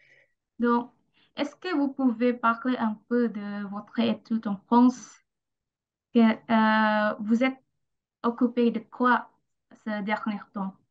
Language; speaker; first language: French; non-native, learner; Indonesian